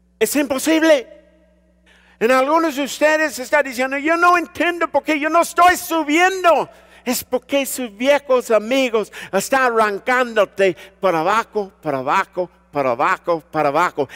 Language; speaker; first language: Spanish; early bilingual, heritage; Spanish